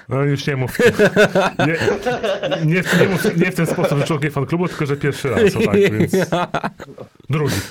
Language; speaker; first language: Polish; native; Polish